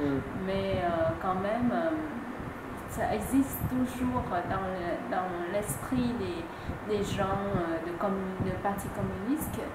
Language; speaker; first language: French; non-native, fluent; Vietnamese